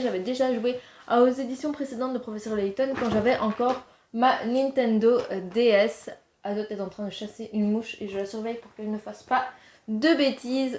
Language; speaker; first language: French; native; French